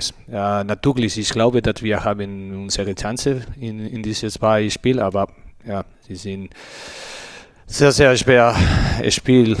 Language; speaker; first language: German; non-native, learner; Spanish